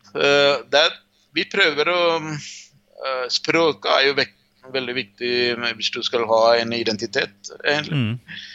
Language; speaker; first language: Norwegian; non-native, fluent; Sinhala